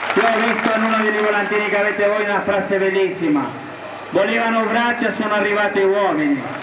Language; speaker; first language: Italian; non-native, fluent; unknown